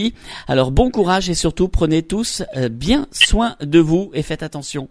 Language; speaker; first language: French; native; French